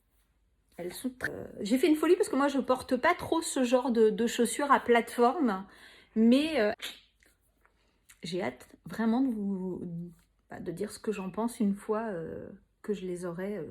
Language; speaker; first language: French; native; French